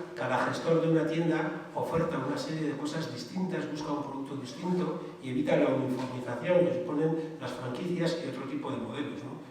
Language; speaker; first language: Spanish; native; Spanish